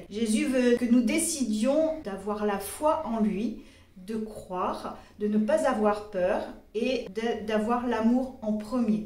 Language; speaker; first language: French; native; French